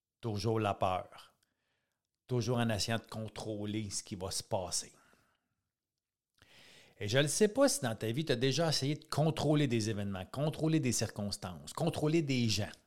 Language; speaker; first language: French; native; French